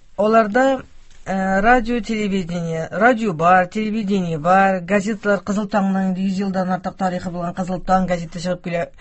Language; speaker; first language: Tatar; native; Tatar